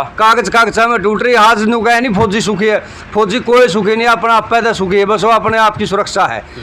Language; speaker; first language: Hindi; native; Hindi